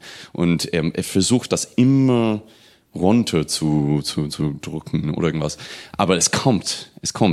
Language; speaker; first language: German; non-native, fluent; English